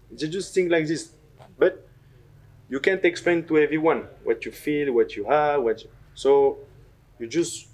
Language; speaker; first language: English; non-native, learner; French